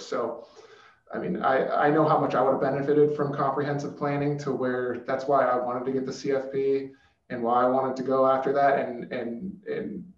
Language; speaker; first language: English; native; English